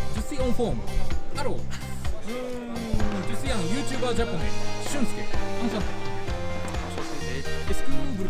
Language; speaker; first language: French; non-native, learner; Japanese